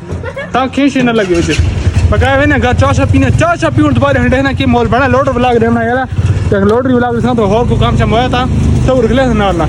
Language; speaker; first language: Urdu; non-native, local second language; Saraiki